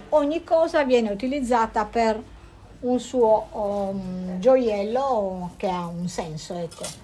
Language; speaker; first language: Italian; native; Italian